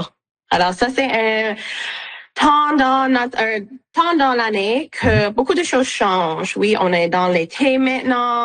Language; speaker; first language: French; non-native, local second language; English